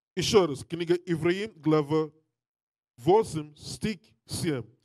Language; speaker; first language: Russian; non-native, learner; English